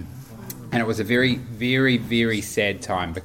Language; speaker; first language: English; native; English